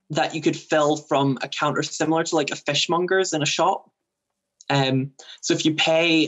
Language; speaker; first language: English; native; English